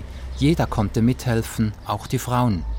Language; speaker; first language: German; native; German